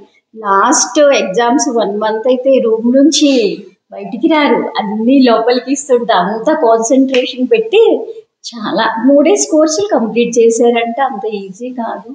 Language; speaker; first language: Telugu; native; Telugu